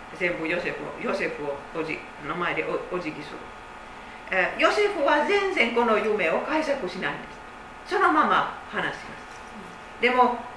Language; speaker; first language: Japanese; non-native, fluent; Finnish